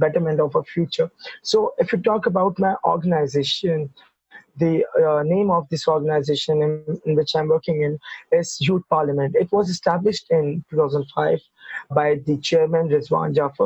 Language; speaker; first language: English; non-native, local second language; Urdu